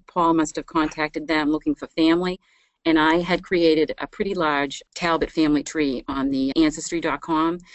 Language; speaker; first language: English; native; English